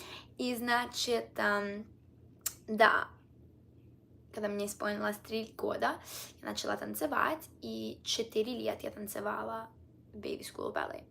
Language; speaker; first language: Russian; early bilingual, heritage; Russian